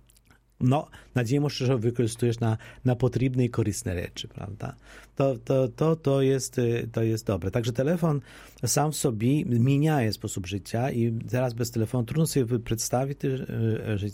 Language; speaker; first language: Polish; non-native, local second language; Ukrainian